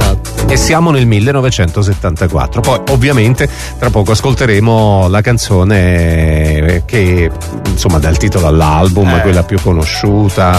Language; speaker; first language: Italian; native; Italian